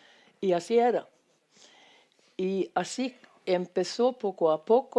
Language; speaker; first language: Spanish; non-native, fluent; Swedish